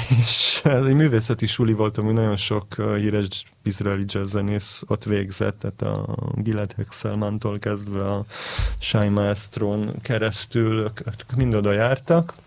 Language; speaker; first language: Hungarian; early bilingual, heritage; Hungarian